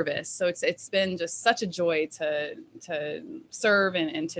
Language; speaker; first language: English; native; English